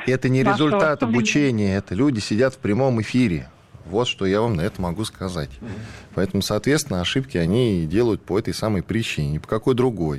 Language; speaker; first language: Russian; native; Russian